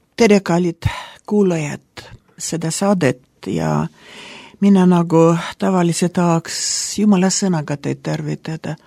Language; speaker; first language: Estonian; non-native, local second language; Russian